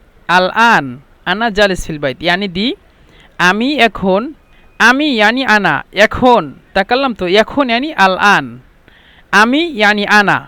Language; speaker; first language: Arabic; non-native, fluent; Bangla